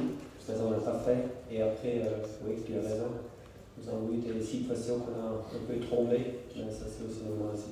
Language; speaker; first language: French; non-native, local second language; German